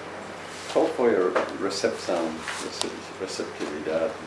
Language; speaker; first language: Portuguese; non-native, fluent; English